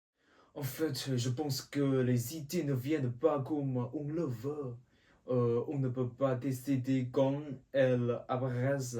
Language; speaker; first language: French; non-native, learner; Chinese